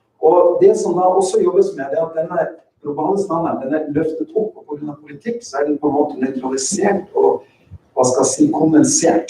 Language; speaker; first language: Norwegian; native; Norwegian